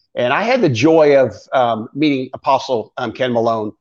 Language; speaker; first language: English; native; English